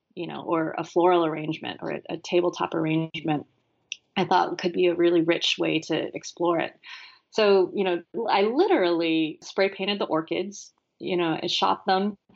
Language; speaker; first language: English; native; English